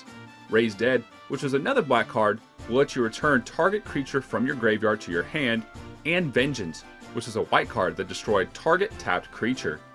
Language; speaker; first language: English; native; English